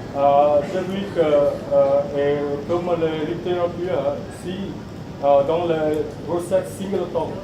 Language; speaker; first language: French; non-native, learner; Vietnamese